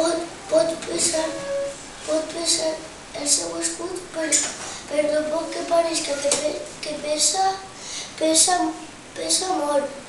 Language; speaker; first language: Catalan; non-native, local second language; Spanish